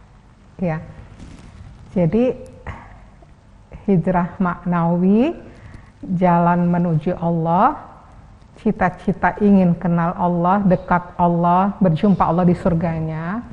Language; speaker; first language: Indonesian; native; Indonesian